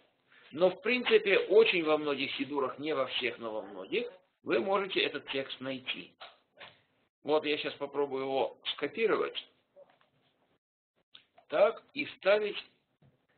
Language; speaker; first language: Russian; native; Russian